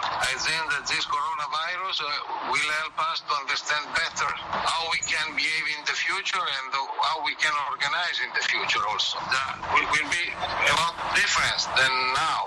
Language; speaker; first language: English; non-native, fluent; Italian